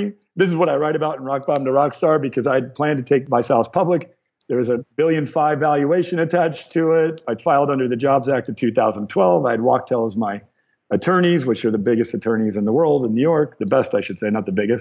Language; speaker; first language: English; native; English